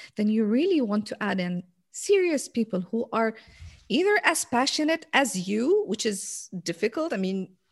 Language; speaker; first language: English; non-native, fluent; Arabic